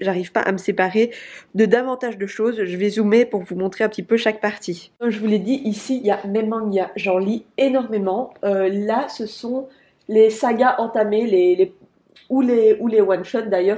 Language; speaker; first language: French; native; French